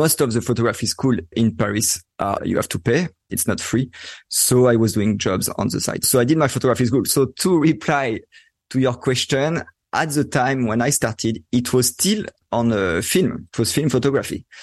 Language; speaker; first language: English; non-native, fluent; French